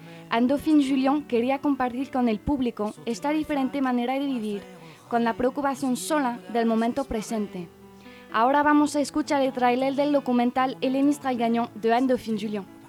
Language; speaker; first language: Spanish; non-native, fluent; French